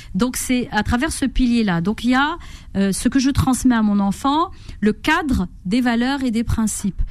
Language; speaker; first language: French; native; French